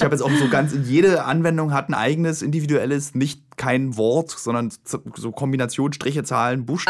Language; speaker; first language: German; native; German